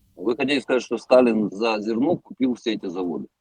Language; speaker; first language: Russian; native; Russian